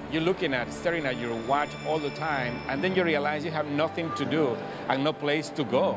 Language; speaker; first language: English; non-native, fluent; Spanish